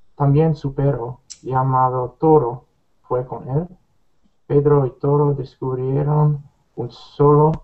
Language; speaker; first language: Spanish; non-native, learner; English